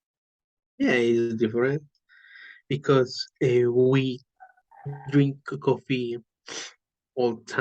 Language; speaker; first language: English; non-native, learner; Spanish